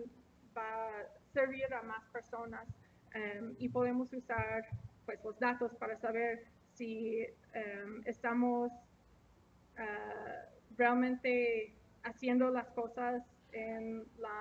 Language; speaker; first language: Spanish; non-native, fluent; English